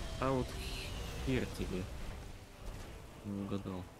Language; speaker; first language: Russian; native; Russian